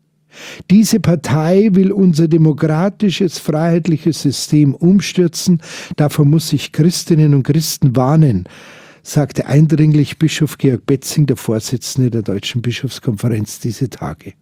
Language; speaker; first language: German; native; German